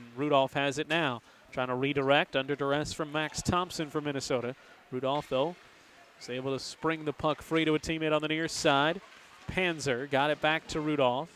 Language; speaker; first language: English; native; English